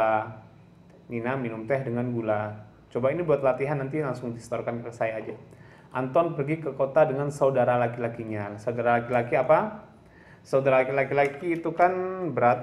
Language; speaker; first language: Indonesian; non-native, local second language; Javanese